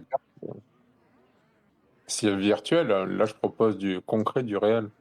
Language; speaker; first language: French; native; French